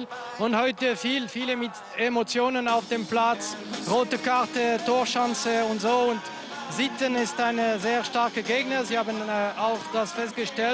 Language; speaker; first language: German; non-native, local second language; French